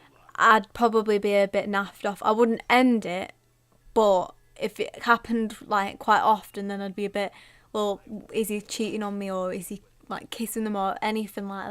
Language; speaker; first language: English; native; English